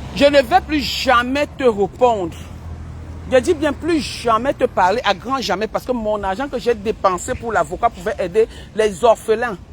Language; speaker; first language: French; non-native, local second language; Basaa